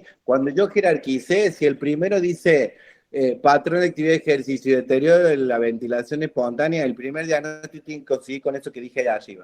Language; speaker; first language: Spanish; native; Spanish